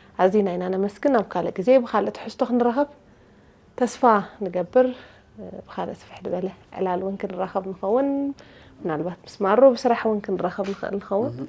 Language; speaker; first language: Tigrinya; native; Tigrinya